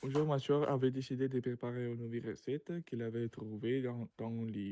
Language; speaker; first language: French; non-native, learner; Russian